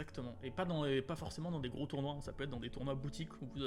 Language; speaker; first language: French; native; French